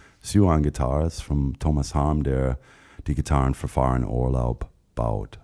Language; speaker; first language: German; non-native, fluent; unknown